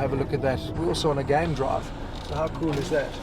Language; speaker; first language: English; native; English